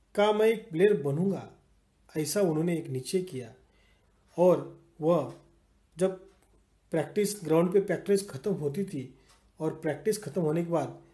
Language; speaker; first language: Hindi; non-native, local second language; Marathi